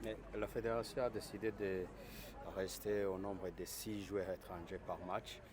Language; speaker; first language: French; non-native, local second language; Kinyarwanda